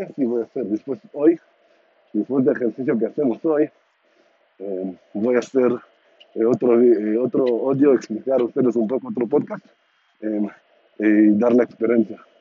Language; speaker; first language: Spanish; non-native, learner; Hebrew